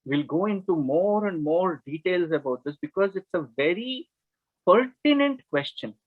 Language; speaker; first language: English; non-native, local second language; Kannada